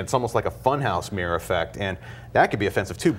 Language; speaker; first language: English; native; English